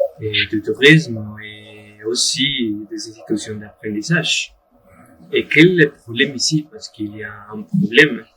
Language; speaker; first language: French; non-native, learner; Spanish